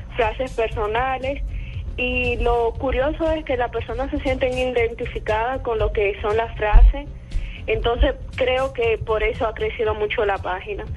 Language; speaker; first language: Spanish; native; Spanish